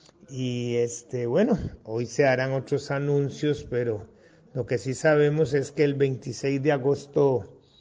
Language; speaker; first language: Spanish; non-native, local second language; English